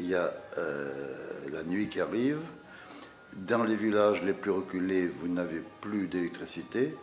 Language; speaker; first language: French; native; French